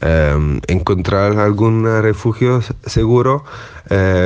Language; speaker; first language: Spanish; non-native, fluent; Italian